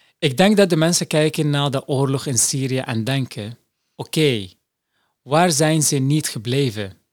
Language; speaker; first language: Dutch; non-native, fluent; Arabic